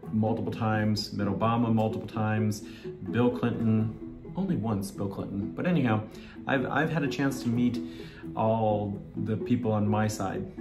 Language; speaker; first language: English; native; English